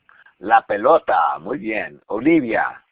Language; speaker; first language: Spanish; non-native, fluent; English